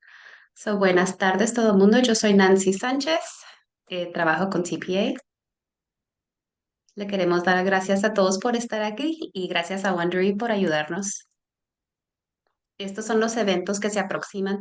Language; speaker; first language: Spanish; early bilingual, heritage; Spanish